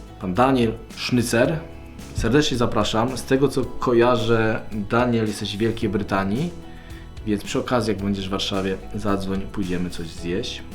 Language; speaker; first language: Polish; native; Polish